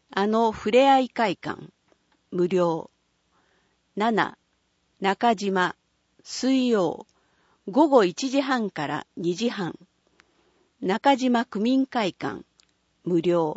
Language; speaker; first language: Japanese; native; Japanese